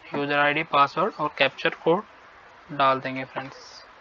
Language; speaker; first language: Hindi; native; Hindi